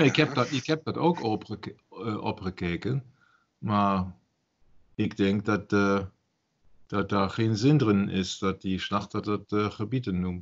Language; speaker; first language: Dutch; non-native, fluent; German